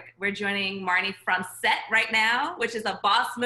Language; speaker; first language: English; native; English